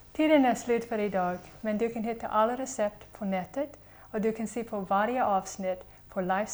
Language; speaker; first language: Swedish; non-native, fluent; English